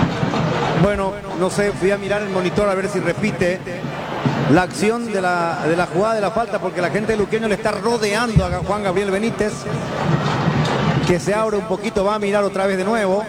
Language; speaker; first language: Spanish; native; Spanish